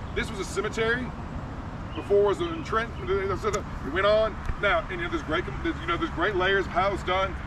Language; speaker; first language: English; native; English